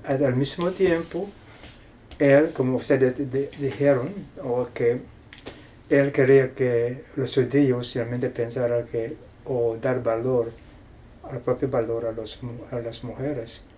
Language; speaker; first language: Spanish; non-native, fluent; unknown